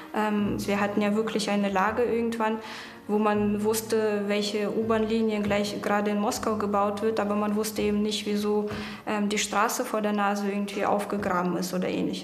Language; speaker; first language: German; native; German